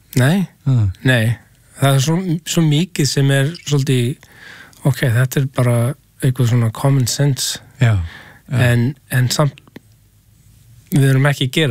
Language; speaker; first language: Icelandic; non-native, learner; English